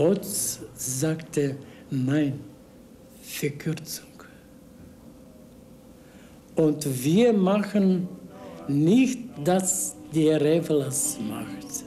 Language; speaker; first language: German; non-native, learner; Bulgarian